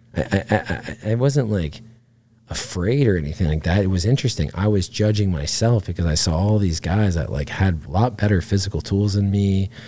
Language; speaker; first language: English; native; English